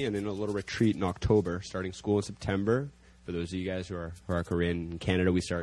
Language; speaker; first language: English; native; English